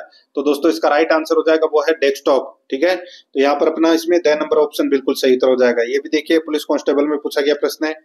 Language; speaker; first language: Hindi; native; Hindi